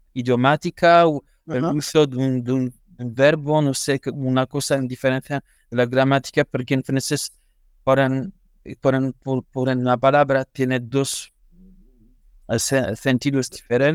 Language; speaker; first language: Spanish; non-native, learner; French